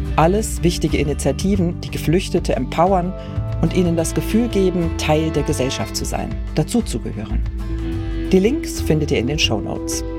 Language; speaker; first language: German; native; German